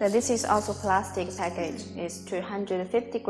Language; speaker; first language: English; non-native, learner; Chinese